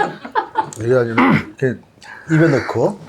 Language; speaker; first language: Korean; native; Korean